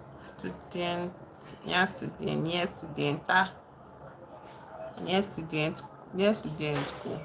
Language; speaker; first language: Russian; non-native, learner; English